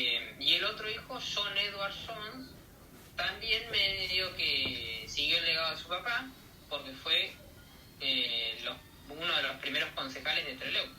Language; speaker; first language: Spanish; native; Spanish